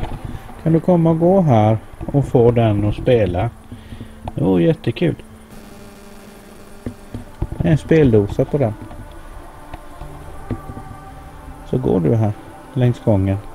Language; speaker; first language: Swedish; native; Swedish